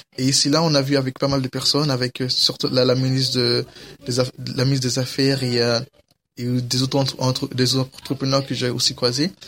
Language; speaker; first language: French; native; French